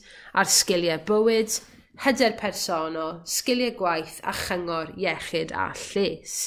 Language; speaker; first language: Welsh; native; Welsh